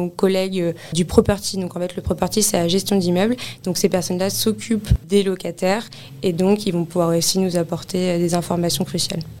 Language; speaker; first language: French; native; French